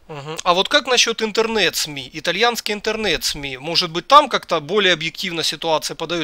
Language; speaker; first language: Russian; native; Russian